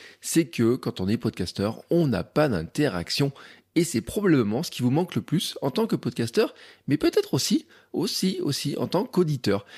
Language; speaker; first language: French; native; French